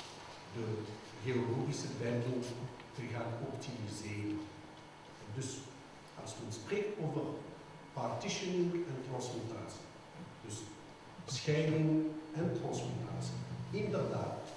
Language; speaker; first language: Dutch; non-native, local second language; French